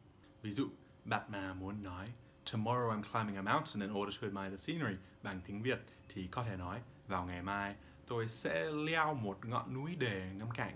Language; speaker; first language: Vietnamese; non-native, learner; English